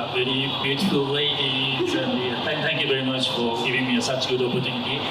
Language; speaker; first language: English; non-native, learner; Japanese